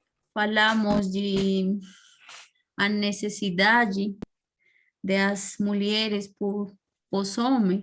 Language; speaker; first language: Portuguese; non-native, learner; Spanish